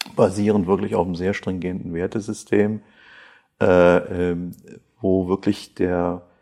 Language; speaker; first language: German; native; German